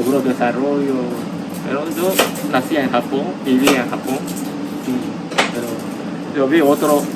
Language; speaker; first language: Spanish; non-native, fluent; Japanese